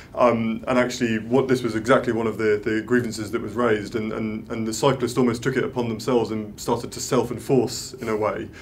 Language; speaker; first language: English; native; English